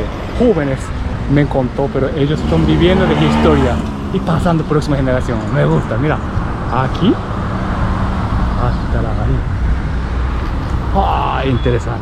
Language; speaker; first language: Spanish; non-native, learner; Japanese